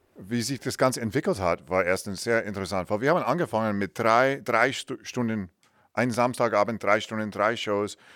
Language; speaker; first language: German; non-native, learner; English